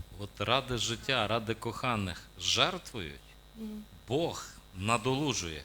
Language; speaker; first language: Ukrainian; native; Ukrainian